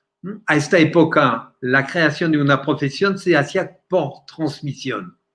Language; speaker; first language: Spanish; non-native, fluent; French